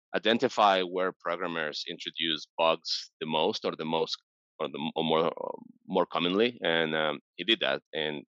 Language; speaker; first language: English; non-native, fluent; Spanish